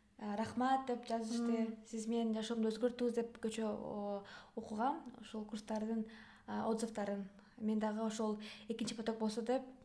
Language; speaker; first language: Kyrgyz; native; Kyrgyz